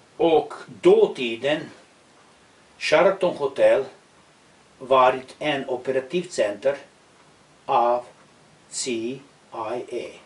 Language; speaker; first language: Swedish; non-native, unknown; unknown